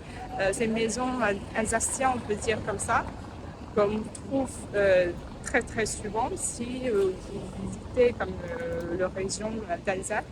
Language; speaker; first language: French; non-native, learner; Vietnamese